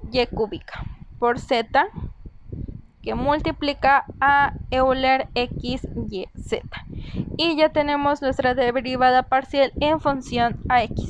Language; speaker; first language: Spanish; native; Spanish